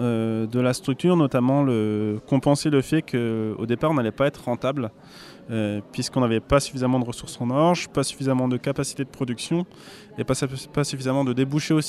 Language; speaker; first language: French; native; French